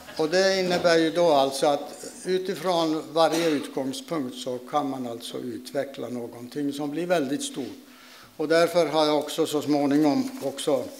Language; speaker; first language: Swedish; non-native, local second language; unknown